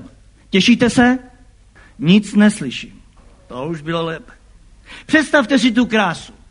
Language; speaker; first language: Czech; native; Czech